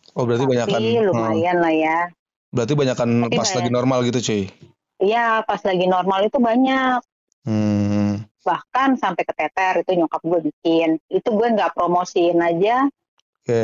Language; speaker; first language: Indonesian; native; Indonesian